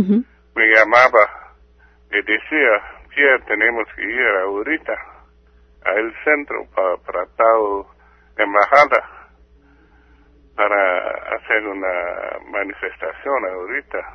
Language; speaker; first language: Spanish; non-native, fluent; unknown